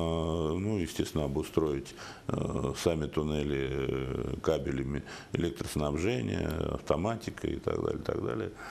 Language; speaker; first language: Russian; native; Russian